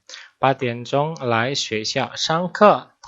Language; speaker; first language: Chinese; non-native, fluent; Indonesian